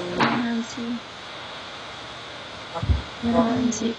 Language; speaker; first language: Korean; non-native, learner; Vietnamese